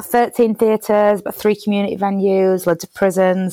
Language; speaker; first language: English; native; English